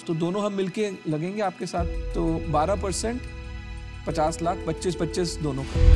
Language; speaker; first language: Hindi; native; Hindi